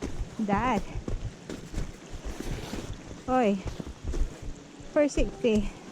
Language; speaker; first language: Norwegian; non-native, learner; Filipino